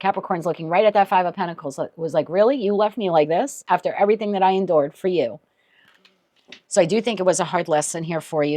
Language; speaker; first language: English; native; English